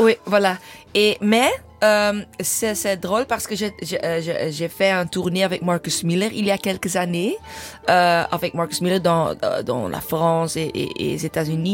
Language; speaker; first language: French; non-native, learner; English